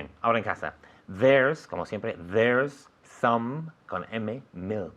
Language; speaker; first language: Spanish; non-native, fluent; English